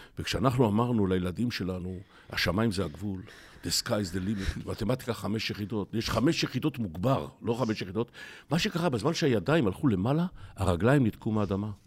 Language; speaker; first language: Hebrew; native; Hebrew